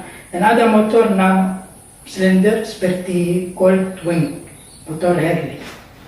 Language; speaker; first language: Indonesian; non-native, learner; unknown